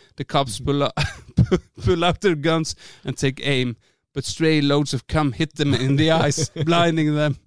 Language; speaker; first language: English; non-native, fluent; Norwegian